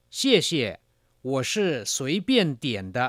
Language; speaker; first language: Chinese; non-native, fluent; Thai